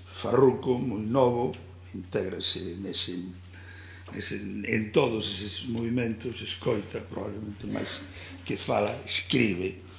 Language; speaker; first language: Galician; native; Galician